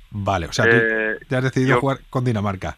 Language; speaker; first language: Spanish; native; Spanish